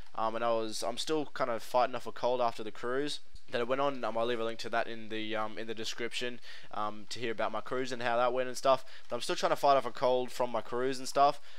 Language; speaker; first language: English; native; English